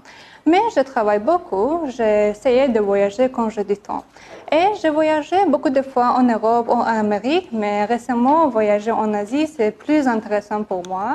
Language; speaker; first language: French; non-native, learner; Azerbaijani